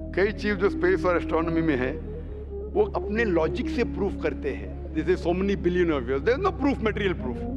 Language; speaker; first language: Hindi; non-native, local second language; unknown